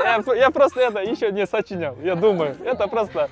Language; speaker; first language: Russian; non-native, local second language; Kazakh